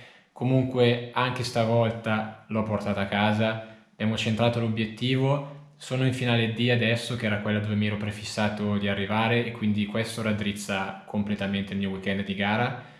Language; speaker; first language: Italian; native; Italian